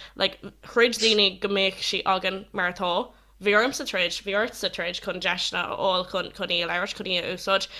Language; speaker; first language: Irish; non-native, local second language; English